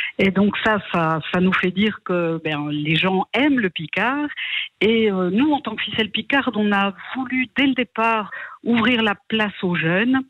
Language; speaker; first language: French; native; French